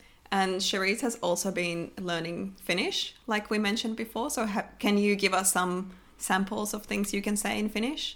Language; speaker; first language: English; non-native, fluent; Finnish